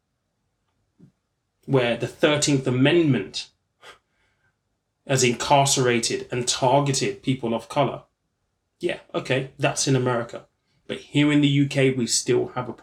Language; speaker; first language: English; native; English